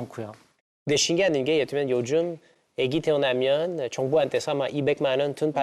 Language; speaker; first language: Korean; non-native, learner; English